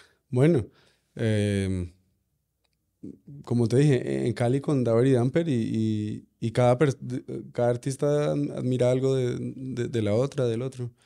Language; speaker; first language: Spanish; early bilingual, other home language; English